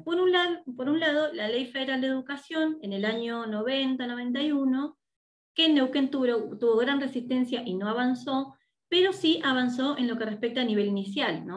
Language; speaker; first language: Spanish; native; Spanish